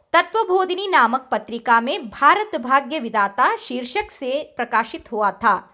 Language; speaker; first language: Hindi; non-native, local second language; Kannada